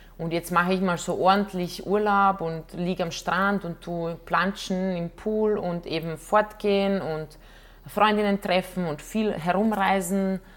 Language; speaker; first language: German; non-native, fluent; Croatian